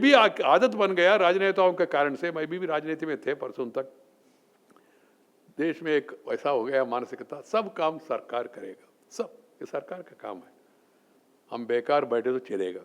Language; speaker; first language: Hindi; non-native, local second language; Telugu